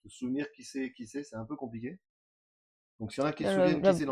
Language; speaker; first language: French; native; French